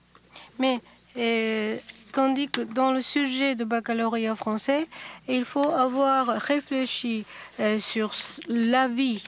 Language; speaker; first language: French; non-native, fluent; Japanese